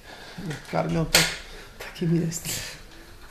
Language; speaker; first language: Polish; non-native, learner; Russian